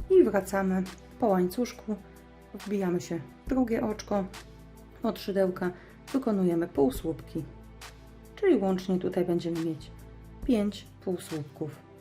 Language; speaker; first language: Polish; native; Polish